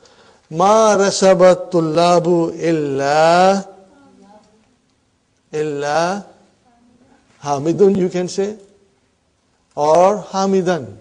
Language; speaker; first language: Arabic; non-native, fluent; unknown